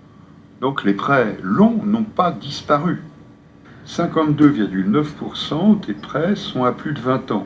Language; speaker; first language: French; native; French